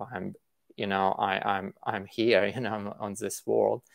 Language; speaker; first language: English; non-native, fluent; Latvian